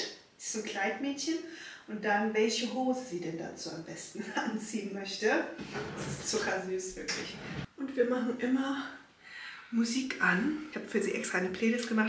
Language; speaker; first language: German; native; German